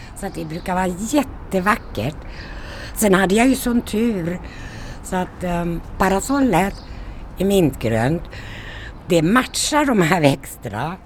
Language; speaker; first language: Swedish; native; Swedish